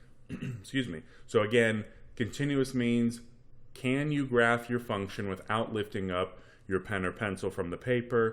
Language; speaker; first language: English; native; English